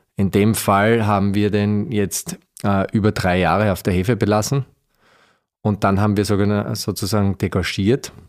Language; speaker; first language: German; native; German